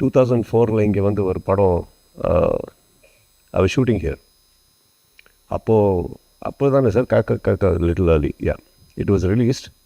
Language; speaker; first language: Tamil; non-native, learner; Kannada